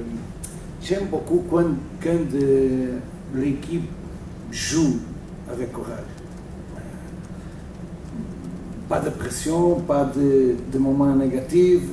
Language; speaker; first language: French; non-native, learner; Portuguese